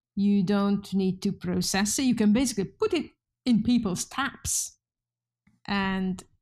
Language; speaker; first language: English; non-native, fluent; Hungarian